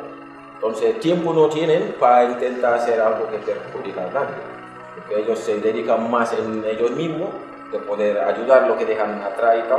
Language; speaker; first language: Spanish; non-native, fluent; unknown